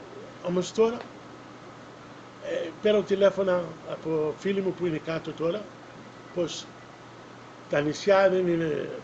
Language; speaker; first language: Greek; early bilingual, other home language; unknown